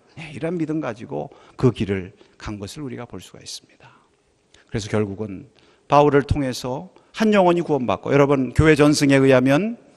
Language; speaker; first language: Korean; native; Korean